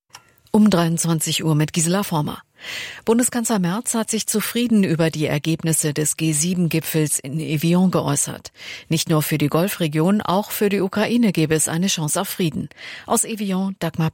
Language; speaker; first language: German; native; German